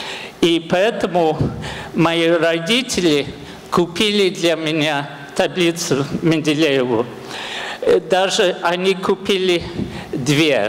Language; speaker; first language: Russian; non-native, fluent; English